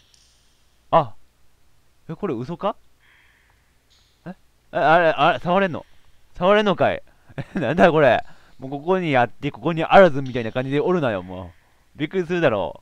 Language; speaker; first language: Japanese; native; Japanese